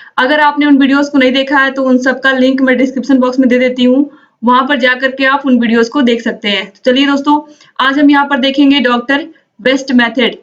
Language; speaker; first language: Hindi; native; Hindi